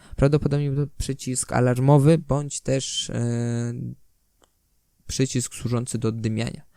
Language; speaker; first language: Polish; native; Polish